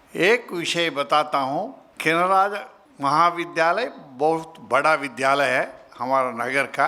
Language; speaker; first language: Hindi; non-native, local second language; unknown